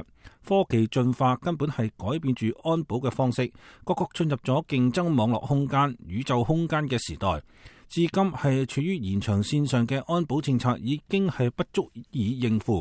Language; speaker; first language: Chinese; native; Chinese